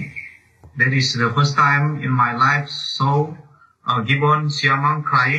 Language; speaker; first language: English; non-native, learner; Indonesian